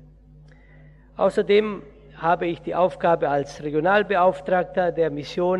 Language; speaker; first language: German; early bilingual, heritage; Portuguese